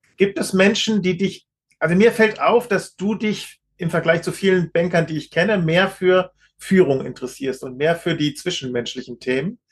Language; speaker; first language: German; native; German